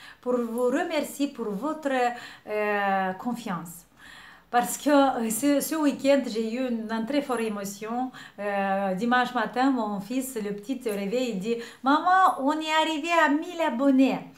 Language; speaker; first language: French; non-native, fluent; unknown